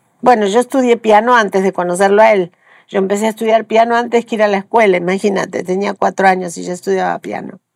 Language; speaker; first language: Spanish; native; Spanish